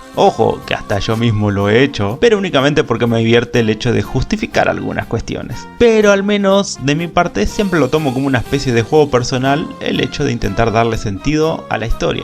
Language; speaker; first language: Spanish; native; Spanish